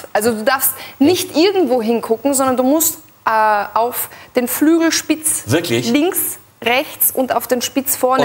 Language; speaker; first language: German; native; German